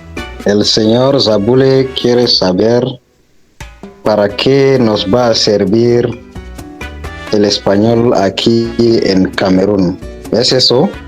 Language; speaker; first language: Spanish; non-native, fluent; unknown